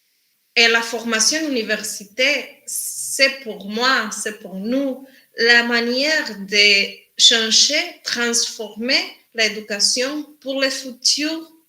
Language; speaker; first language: French; non-native, learner; Spanish